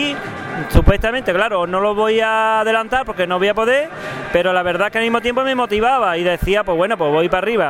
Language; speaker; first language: Spanish; native; Spanish